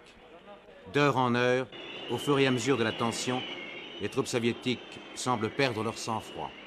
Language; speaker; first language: French; native; French